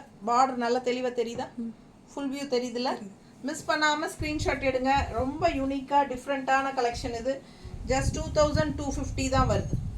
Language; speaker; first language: Tamil; native; Tamil